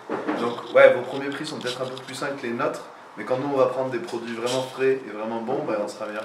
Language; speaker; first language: French; native; French